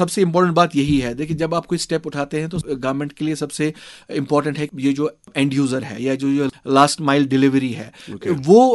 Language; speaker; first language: Urdu; non-native, local second language; Kashmiri